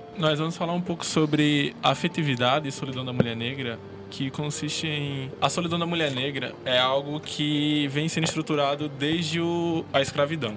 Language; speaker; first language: Portuguese; native; Portuguese